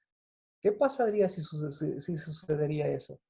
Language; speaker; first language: Spanish; native; Spanish